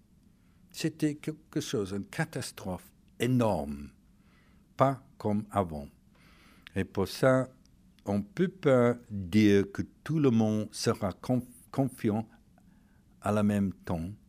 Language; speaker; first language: French; non-native, fluent; English